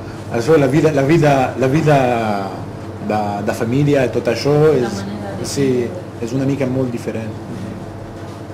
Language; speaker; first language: Catalan; non-native, learner; Arabic